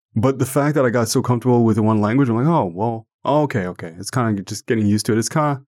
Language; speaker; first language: English; non-native, fluent; French